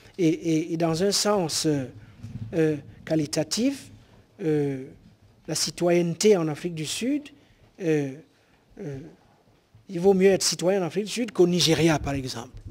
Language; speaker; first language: French; non-native, local second language; Basaa